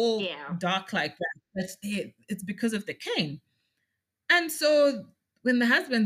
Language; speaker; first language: English; non-native, local second language; Shona